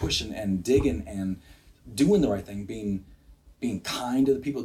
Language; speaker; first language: English; native; English